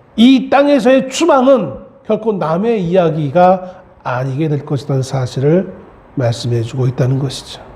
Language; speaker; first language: Korean; native; Korean